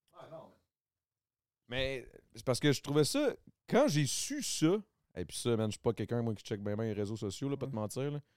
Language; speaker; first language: French; native; French